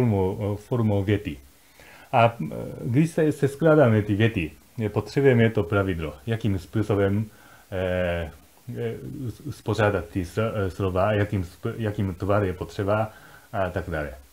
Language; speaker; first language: Czech; non-native, fluent; Japanese